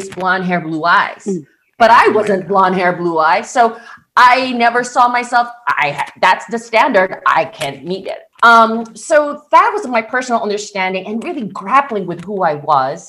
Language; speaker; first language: English; non-native, local second language; Filipino